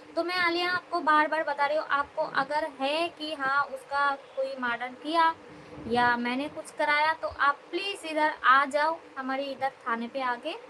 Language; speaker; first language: Hindi; non-native, local second language; Bangla